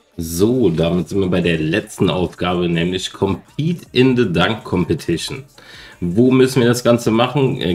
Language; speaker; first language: German; native; German